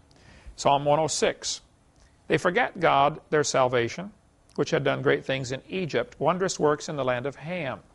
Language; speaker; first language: English; native; English